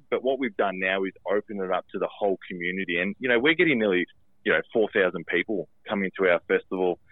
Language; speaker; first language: English; early bilingual, other home language; Albanian